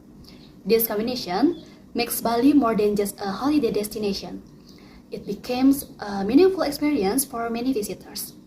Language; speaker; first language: English; non-native, fluent; Indonesian